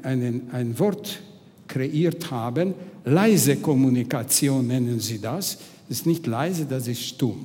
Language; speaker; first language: German; non-native, fluent; Hungarian